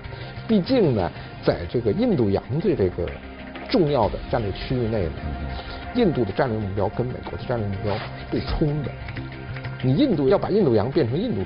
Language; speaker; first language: Chinese; native; Chinese